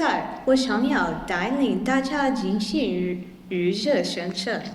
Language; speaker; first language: Chinese; non-native, learner; English